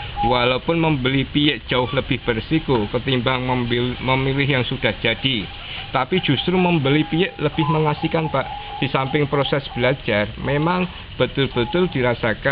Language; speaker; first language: Indonesian; non-native, local second language; Javanese